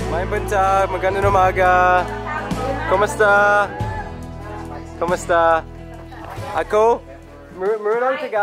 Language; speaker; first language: Filipino; non-native, learner; English